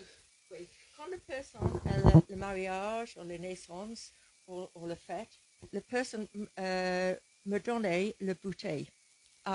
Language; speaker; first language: French; non-native, learner; English